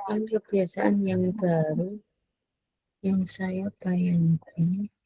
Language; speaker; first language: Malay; non-native, local second language; Javanese